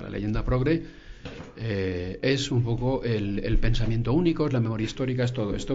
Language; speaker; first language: Spanish; native; Spanish